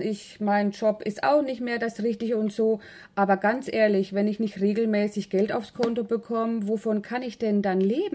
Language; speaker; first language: German; native; German